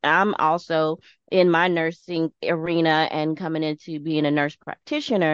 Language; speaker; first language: English; native; English